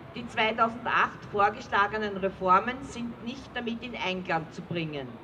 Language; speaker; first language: German; native; German